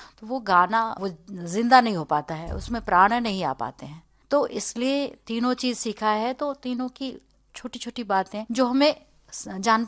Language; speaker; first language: Hindi; native; Hindi